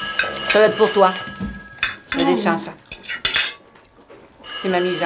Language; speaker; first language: French; native; French